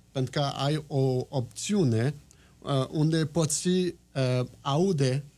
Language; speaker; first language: Romanian; non-native, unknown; French